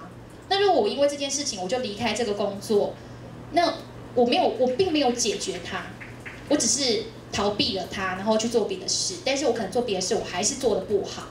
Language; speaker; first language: Chinese; native; Chinese